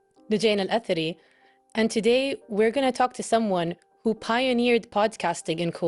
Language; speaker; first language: English; non-native, fluent; Arabic